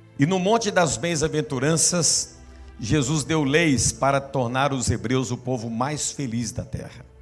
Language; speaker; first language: Portuguese; native; Portuguese